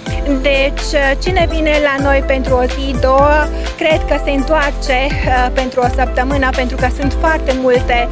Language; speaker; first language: Romanian; non-native, fluent; Hungarian